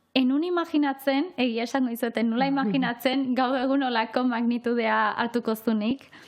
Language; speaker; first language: Basque; native; Basque